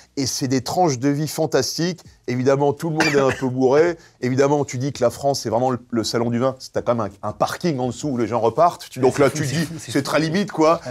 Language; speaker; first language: French; native; French